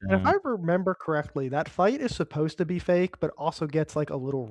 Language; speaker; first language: English; native; English